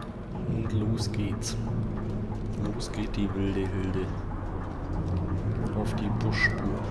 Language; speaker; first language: German; native; German